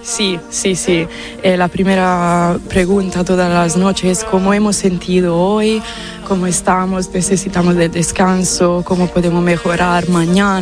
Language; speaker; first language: Spanish; non-native, fluent; Italian